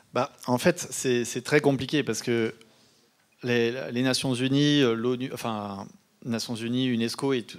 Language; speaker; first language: French; native; French